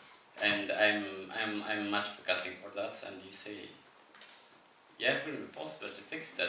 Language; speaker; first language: English; non-native, learner; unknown